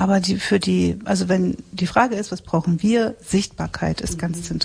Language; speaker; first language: German; native; German